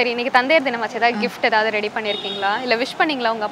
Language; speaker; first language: Tamil; native; Tamil